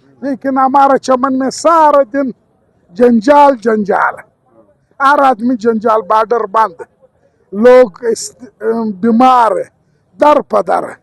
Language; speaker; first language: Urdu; non-native, local second language; Pashto